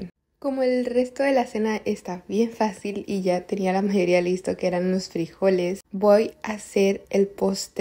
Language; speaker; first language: Spanish; native; Spanish